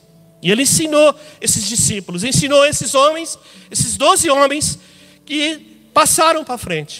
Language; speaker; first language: Portuguese; native; Portuguese